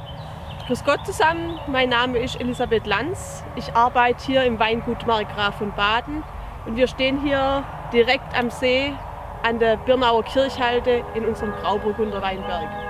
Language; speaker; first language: German; native; German